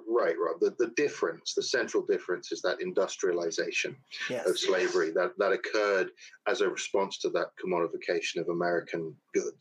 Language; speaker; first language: English; native; English